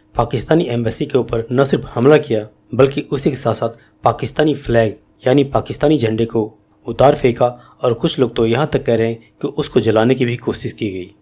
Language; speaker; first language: Urdu; native; Urdu